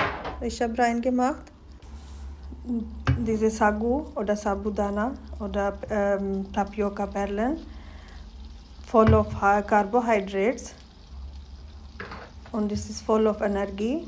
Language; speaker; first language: German; non-native, learner; Hindi